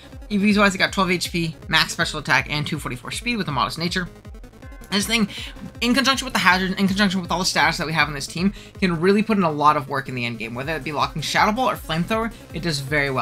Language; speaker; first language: English; native; English